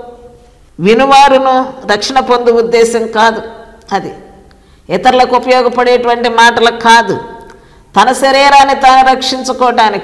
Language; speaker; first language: Telugu; native; Telugu